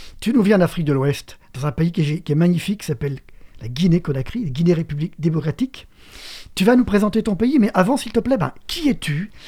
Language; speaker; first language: French; native; French